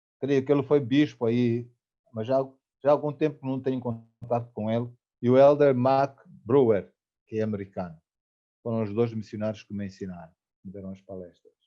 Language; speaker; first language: Portuguese; native; Portuguese